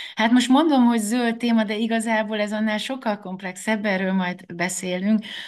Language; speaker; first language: Hungarian; native; Hungarian